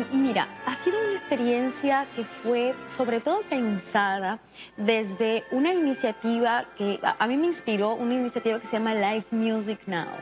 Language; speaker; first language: Spanish; native; Spanish